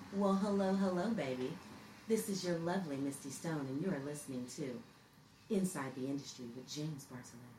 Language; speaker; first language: English; non-native, learner; Russian